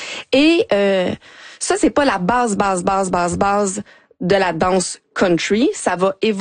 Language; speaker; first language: French; native; French